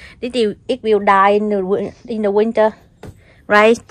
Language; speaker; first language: English; non-native, learner; Vietnamese